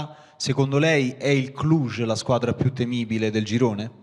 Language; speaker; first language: Italian; native; Italian